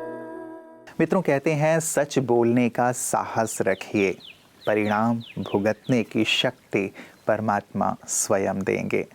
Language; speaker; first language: Hindi; native; Hindi